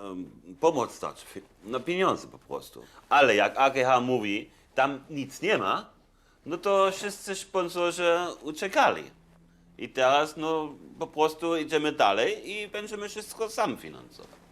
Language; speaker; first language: Polish; non-native, fluent; German